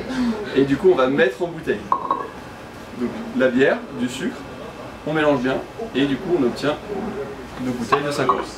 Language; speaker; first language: French; native; French